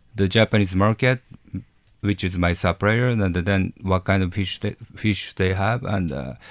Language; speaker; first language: English; non-native, learner; Japanese